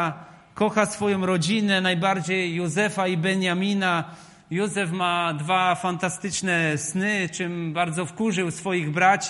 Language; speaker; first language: Polish; native; Polish